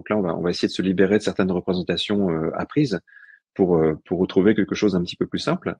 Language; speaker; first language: French; native; French